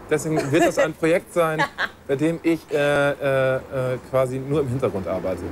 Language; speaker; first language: German; native; German